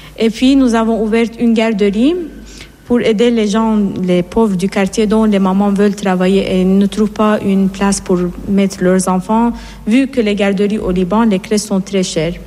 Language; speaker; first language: French; non-native, fluent; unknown